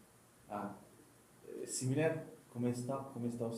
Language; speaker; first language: Spanish; non-native, learner; Arabic